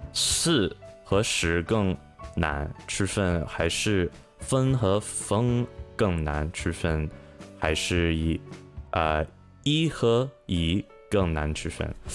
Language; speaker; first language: Chinese; non-native, learner; English